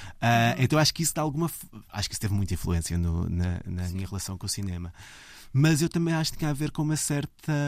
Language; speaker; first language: Portuguese; native; Portuguese